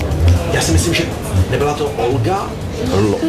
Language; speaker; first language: Czech; native; Czech